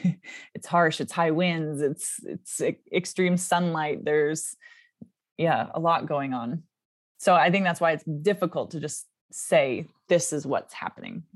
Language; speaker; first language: English; native; English